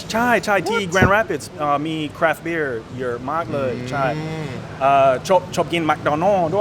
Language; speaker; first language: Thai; non-native, learner; English